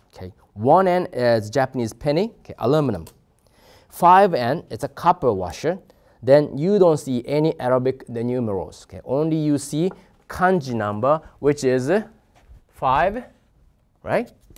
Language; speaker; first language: English; non-native, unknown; Japanese